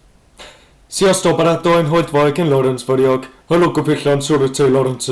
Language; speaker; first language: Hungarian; non-native, learner; Welsh